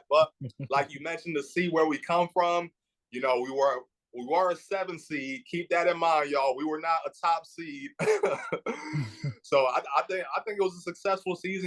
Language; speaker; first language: English; native; English